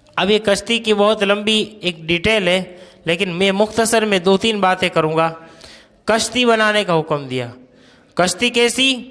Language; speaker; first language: Urdu; non-native, local second language; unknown